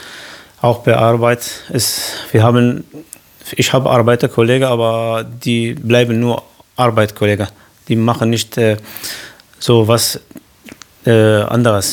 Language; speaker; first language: German; non-native, learner; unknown